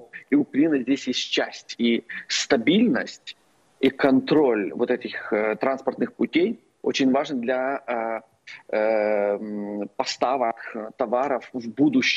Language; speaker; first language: Russian; non-native, local second language; Ukrainian